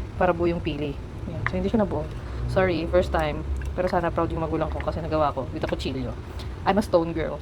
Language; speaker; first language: Filipino; non-native, local second language; Bikol